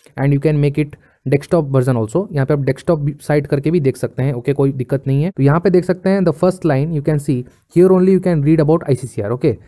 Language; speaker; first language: Hindi; native; Hindi